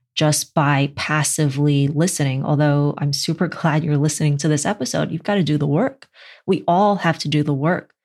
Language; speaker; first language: English; native; English